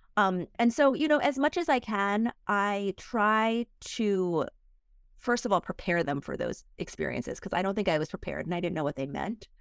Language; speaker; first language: English; early bilingual, other home language; Korean